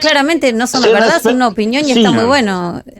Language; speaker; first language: Spanish; native; Spanish